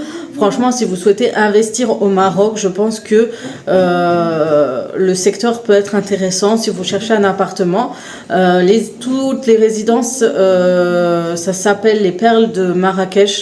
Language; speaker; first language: French; native; French